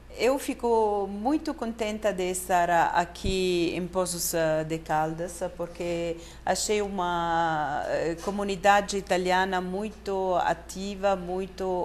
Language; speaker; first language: Portuguese; non-native, fluent; Italian